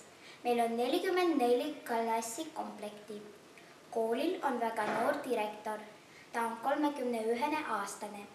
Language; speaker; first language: Estonian; non-native, learner; Russian